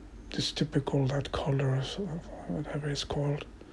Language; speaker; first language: English; non-native, fluent; Swedish